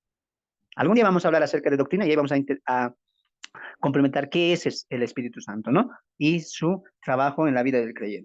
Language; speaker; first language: Spanish; native; Spanish